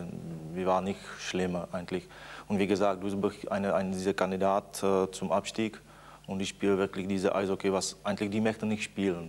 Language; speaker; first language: German; non-native, fluent; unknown